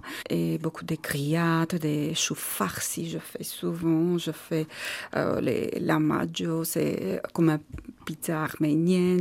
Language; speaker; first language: French; non-native, learner; Armenian